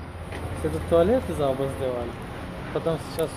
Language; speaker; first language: Russian; non-native, learner; Bulgarian